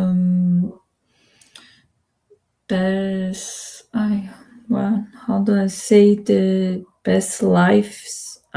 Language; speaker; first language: English; non-native, learner; Spanish